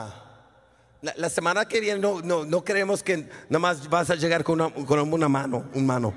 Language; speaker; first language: Spanish; early bilingual, heritage; Spanish